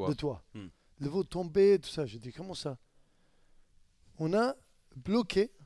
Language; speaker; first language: French; non-native, learner; Arabic